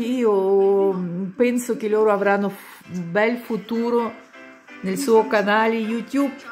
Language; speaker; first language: Italian; non-native, fluent; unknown